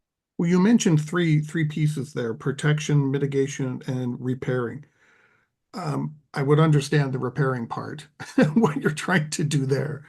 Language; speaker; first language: English; native; English